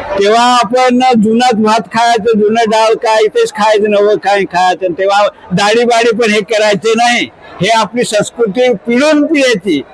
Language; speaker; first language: Marathi; non-native, local second language; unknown